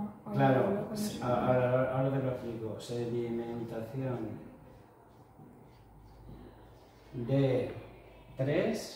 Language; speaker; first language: Spanish; native; Spanish